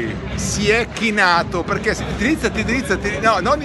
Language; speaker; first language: Italian; native; Italian